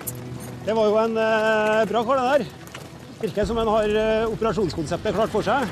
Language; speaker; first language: Norwegian; native; Norwegian